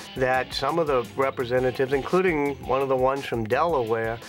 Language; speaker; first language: English; native; English